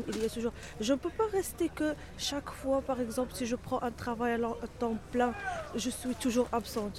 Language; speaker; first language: French; non-native, learner; Arabic